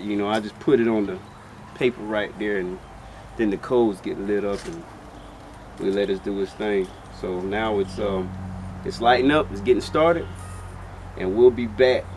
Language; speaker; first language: English; native; English